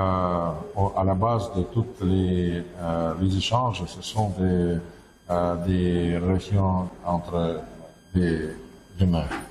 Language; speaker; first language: French; non-native, fluent; Russian